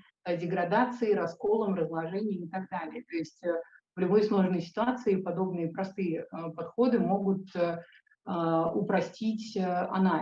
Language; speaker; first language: Russian; native; Russian